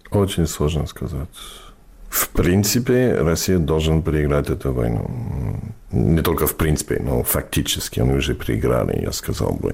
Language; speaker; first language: Russian; non-native, fluent; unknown